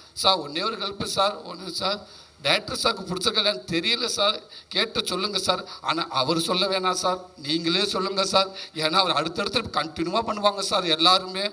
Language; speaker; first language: Tamil; native; Tamil